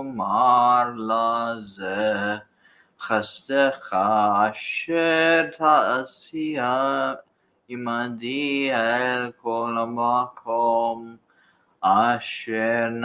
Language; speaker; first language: Hebrew; non-native, learner; English